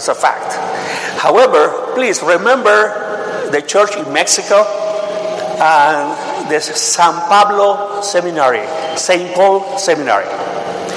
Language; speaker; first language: English; non-native, fluent; Spanish